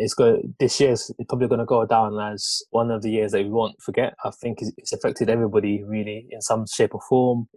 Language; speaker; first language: English; early bilingual, other home language; Lingala